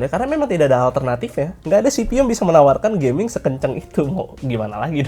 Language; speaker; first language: Indonesian; native; Indonesian